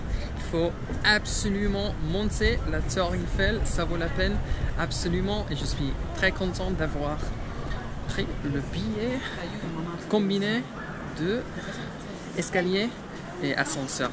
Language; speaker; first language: French; non-native, fluent; English